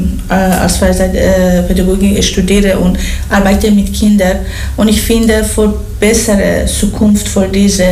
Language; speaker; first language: German; non-native, learner; Persian